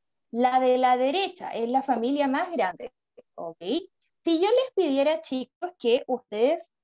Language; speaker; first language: Spanish; native; Spanish